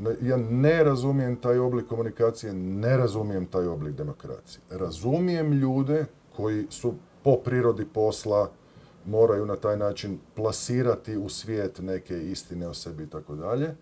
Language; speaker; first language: Serbian; native; Serbian